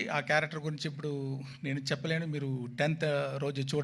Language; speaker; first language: Telugu; non-native, fluent; Tamil